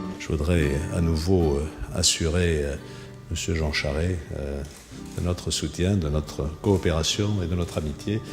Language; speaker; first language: French; native; French